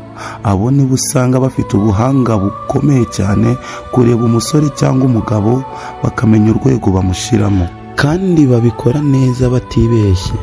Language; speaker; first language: Kinyarwanda; native; Kinyarwanda